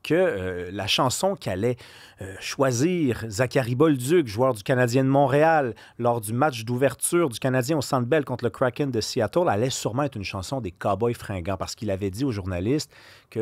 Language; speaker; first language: French; native; French